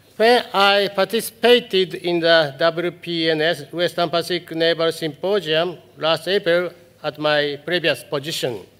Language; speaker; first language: English; non-native, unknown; Japanese